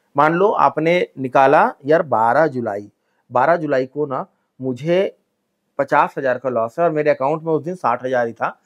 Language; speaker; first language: Hindi; native; Hindi